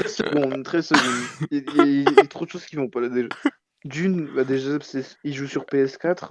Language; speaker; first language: French; native; French